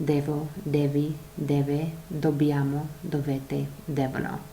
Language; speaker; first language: Italian; non-native, fluent; English